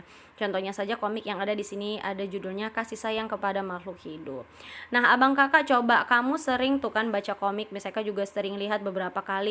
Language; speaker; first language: Indonesian; native; Indonesian